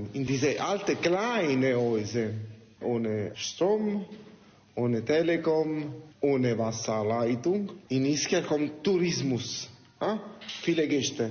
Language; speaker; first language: German; non-native, learner; Italian